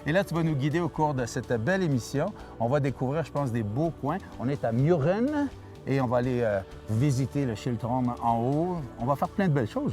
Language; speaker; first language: French; native; French